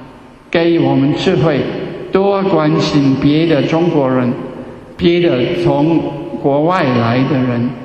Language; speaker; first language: Chinese; non-native, fluent; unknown